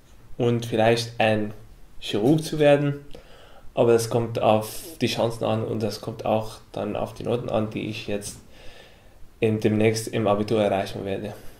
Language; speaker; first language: German; non-native, local second language; Arabic